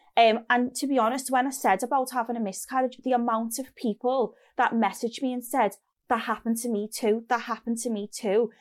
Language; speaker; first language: English; native; English